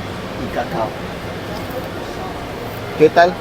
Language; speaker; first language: Spanish; native; Spanish